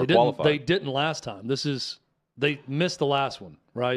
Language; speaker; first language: English; native; English